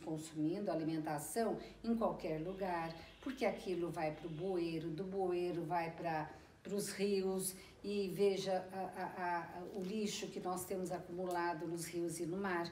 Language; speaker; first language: Portuguese; native; Portuguese